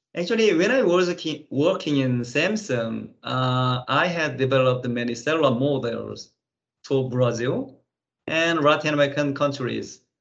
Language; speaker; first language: English; non-native, fluent; Korean